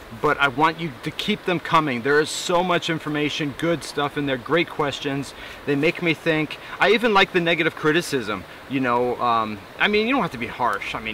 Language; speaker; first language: English; native; English